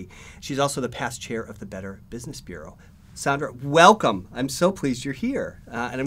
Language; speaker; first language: English; native; English